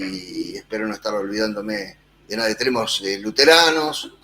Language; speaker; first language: Spanish; native; Spanish